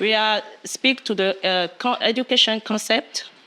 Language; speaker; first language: English; non-native, learner; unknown